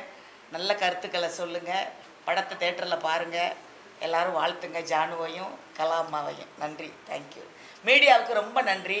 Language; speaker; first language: Tamil; native; Tamil